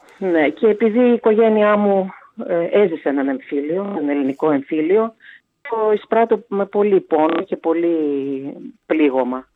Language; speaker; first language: Greek; early bilingual, heritage; Greek